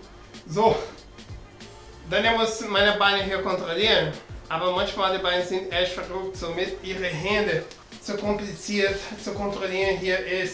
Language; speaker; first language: German; non-native, learner; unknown